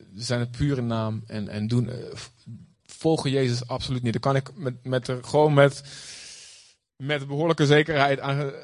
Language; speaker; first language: Dutch; native; Dutch